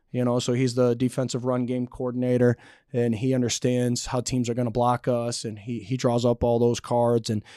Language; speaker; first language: English; native; English